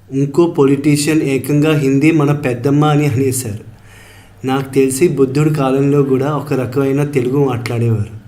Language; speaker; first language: Telugu; early bilingual, heritage; Telugu